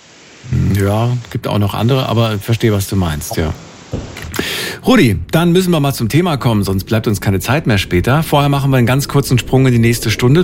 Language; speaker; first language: German; native; German